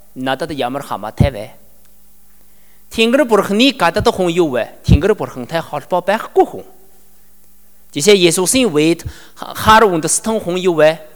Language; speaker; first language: Mongolian; non-native, learner; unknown